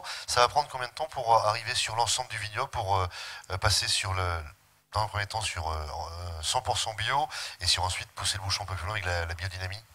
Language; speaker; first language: French; native; French